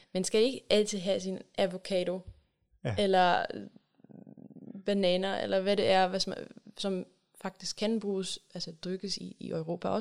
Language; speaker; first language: Danish; non-native, fluent; German